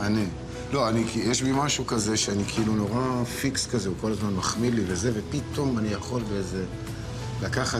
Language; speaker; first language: Hebrew; native; Hebrew